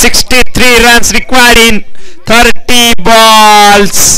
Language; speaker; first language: Hindi; non-native, local second language; Marathi